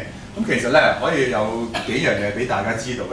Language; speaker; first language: Cantonese; native; Cantonese